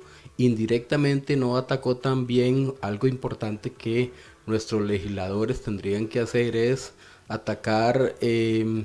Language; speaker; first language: Spanish; native; Spanish